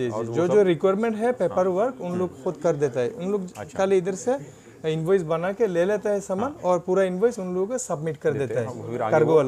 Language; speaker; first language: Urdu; non-native, fluent; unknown